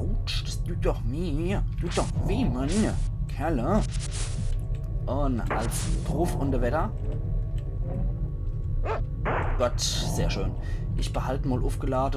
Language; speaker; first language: German; native; German